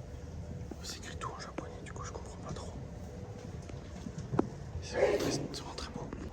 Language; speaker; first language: French; native; French